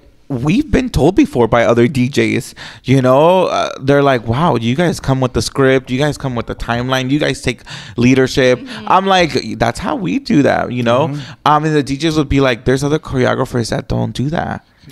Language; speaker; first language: English; early bilingual, other home language; Spanish